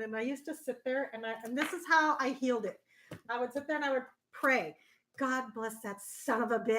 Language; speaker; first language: English; native; English